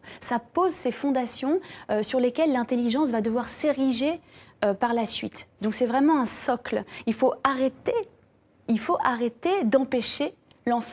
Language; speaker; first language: French; native; French